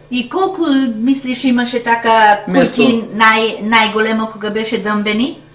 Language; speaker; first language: Macedonian; early bilingual, heritage; Macedonian